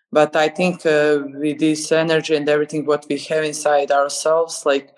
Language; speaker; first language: English; non-native, fluent; Serbian